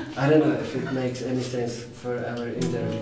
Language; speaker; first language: English; non-native, fluent; Polish